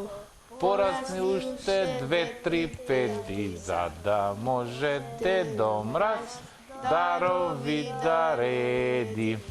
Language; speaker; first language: Macedonian; native; Macedonian